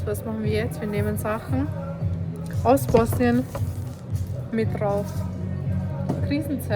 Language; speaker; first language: German; early bilingual, other home language; Bosnian